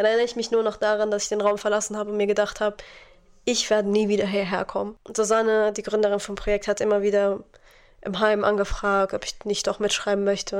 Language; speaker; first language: German; non-native, fluent; Arabic